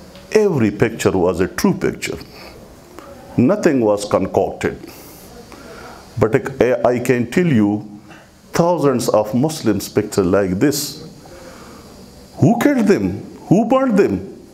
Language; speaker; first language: English; non-native, local second language; Pashto